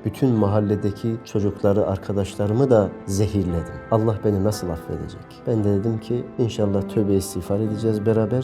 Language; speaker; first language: Turkish; native; Turkish